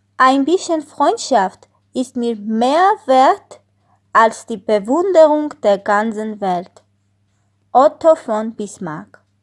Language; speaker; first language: German; non-native, learner; Armenian